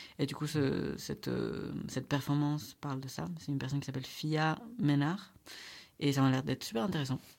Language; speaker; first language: French; non-native, fluent; Spanish